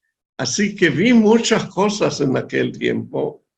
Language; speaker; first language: Spanish; non-native, fluent; Hebrew